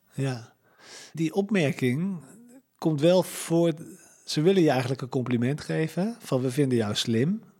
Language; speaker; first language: Dutch; native; Dutch